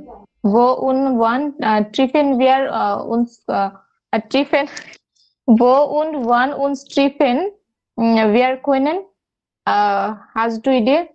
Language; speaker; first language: German; non-native, learner; Bangla